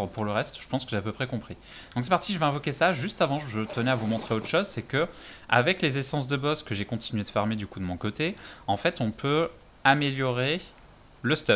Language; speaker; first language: French; native; French